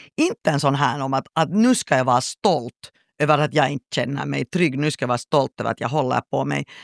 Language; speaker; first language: Swedish; native; Swedish